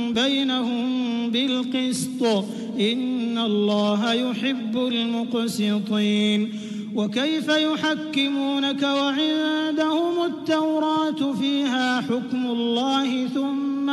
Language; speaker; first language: Arabic; native; Arabic